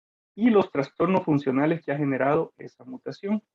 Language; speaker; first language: Spanish; native; Spanish